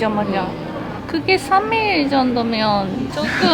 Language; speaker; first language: Korean; non-native, local second language; Japanese